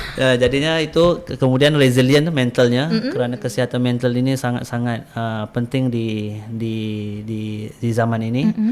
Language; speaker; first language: Malay; native; Malay